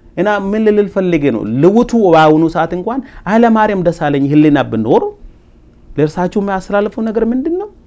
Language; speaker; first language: Amharic; non-native, local second language; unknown